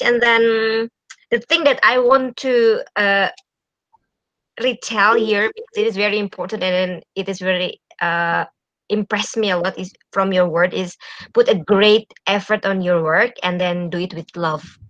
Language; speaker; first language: English; non-native, fluent; Indonesian